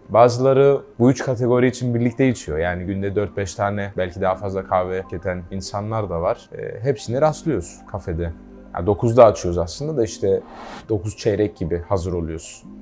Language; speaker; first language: Turkish; early bilingual, heritage; Turkish